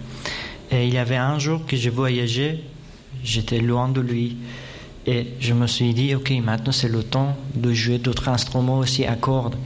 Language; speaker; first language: French; non-native, fluent; Persian